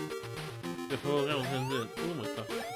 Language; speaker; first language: Dutch; non-native, learner; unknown